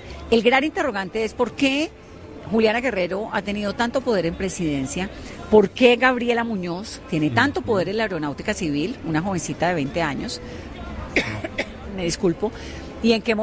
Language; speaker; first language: Spanish; native; Spanish